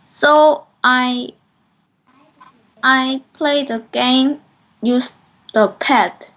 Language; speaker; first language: English; non-native, learner; Korean